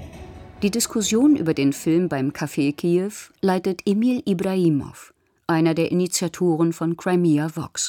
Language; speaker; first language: German; native; German